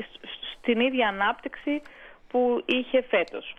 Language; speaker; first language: Greek; native; Greek